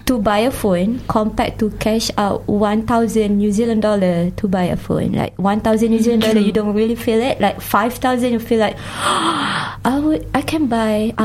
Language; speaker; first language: English; non-native, local second language; Malay